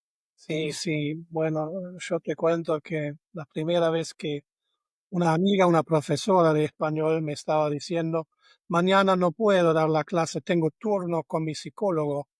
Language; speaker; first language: Spanish; non-native, fluent; German